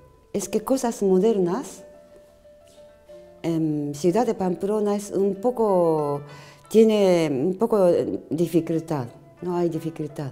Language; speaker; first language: Spanish; non-native, learner; Japanese